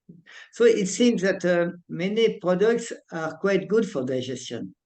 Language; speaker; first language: English; non-native, fluent; French